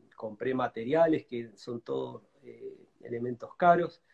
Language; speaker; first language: Spanish; native; Spanish